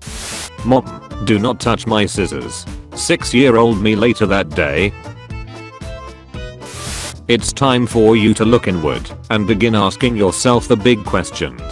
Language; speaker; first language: English; native; English